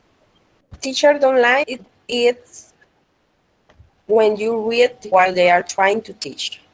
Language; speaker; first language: English; non-native, learner; Spanish